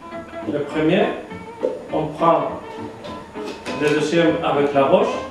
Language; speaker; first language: French; non-native, learner; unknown